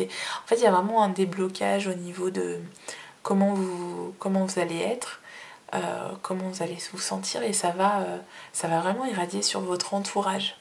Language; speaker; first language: French; native; French